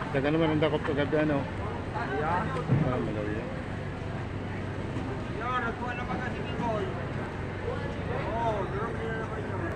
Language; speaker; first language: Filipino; non-native, local second language; Bikol